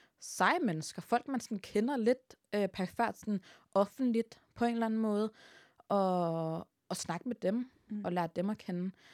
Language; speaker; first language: Danish; early bilingual, other home language; Arabic